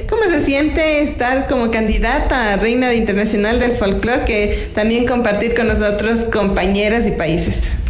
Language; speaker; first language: Spanish; native; Spanish